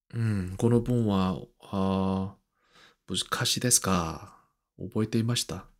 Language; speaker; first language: Japanese; non-native, learner; Korean